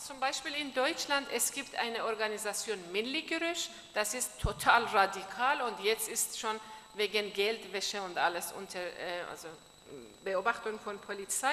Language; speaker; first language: German; non-native, fluent; Persian